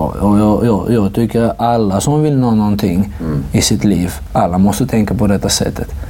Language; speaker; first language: Swedish; non-native, fluent; Georgian